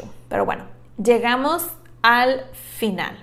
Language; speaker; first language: Spanish; native; Spanish